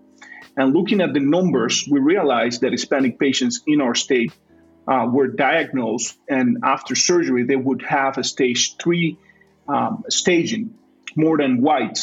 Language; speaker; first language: English; non-native, fluent; Spanish